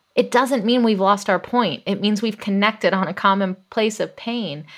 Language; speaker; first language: English; native; English